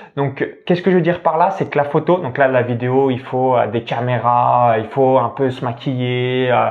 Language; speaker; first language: French; native; French